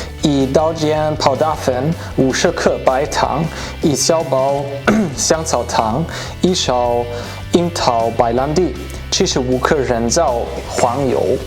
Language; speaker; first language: Chinese; non-native, fluent; German